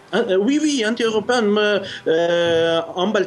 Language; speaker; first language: French; non-native, fluent; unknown